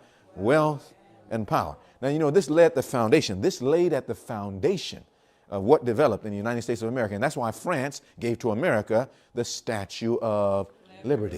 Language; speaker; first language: English; native; English